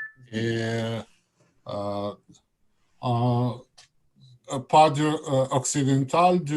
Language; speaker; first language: French; non-native, learner; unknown